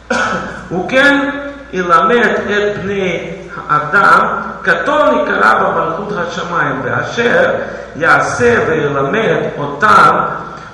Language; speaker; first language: Hebrew; non-native, fluent; Russian